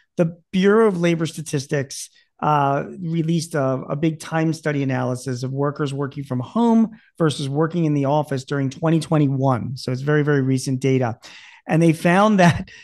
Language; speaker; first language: English; native; English